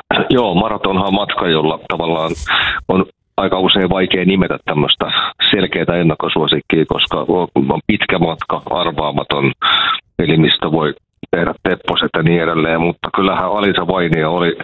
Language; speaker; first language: Finnish; native; Finnish